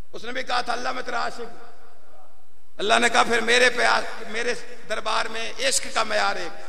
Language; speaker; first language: Urdu; non-native, local second language; Punjabi